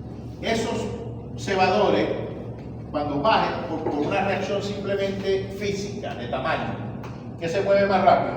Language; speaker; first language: Spanish; native; Spanish